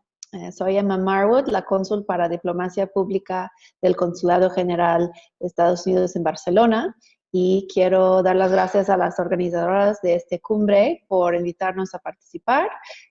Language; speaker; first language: Spanish; non-native, fluent; English